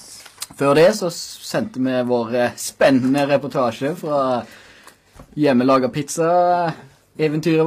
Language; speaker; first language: Norwegian; native; Norwegian